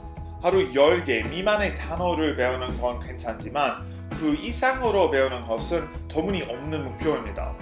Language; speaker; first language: Korean; non-native, fluent; English